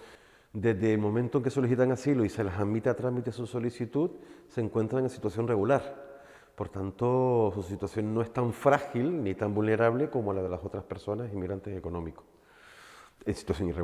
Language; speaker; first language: Spanish; native; Spanish